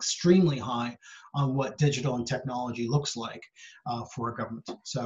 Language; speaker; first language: English; native; English